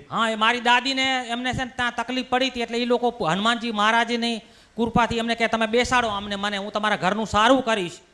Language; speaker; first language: Gujarati; early bilingual, heritage; Gujarati